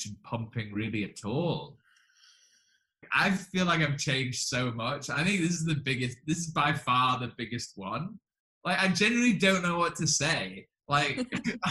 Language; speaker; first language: English; native; English